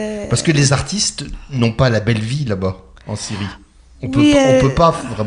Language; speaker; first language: French; native; French